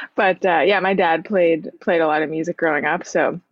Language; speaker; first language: English; native; English